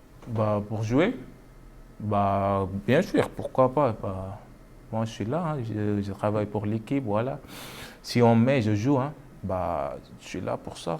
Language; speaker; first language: French; non-native, local second language; Wolof